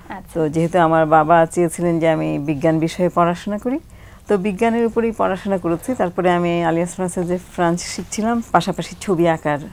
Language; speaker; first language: Bangla; native; Bangla